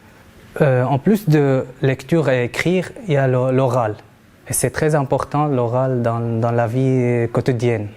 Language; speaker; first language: French; non-native, fluent; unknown